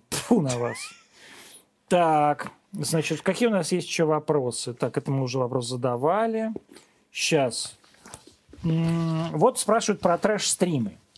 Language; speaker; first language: Russian; native; Russian